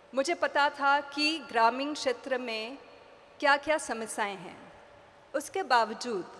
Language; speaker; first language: Hindi; native; Hindi